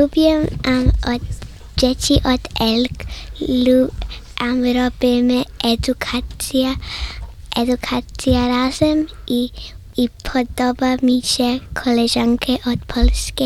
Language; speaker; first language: Polish; early bilingual, heritage; Polish